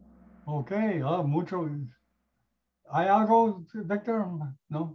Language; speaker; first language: Spanish; non-native, learner; English